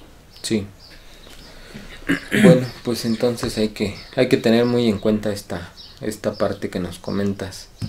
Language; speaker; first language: Spanish; native; Spanish